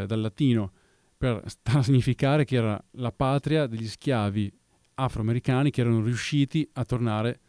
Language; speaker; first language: Italian; native; Italian